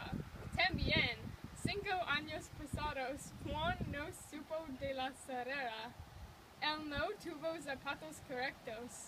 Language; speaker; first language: Spanish; non-native, learner; English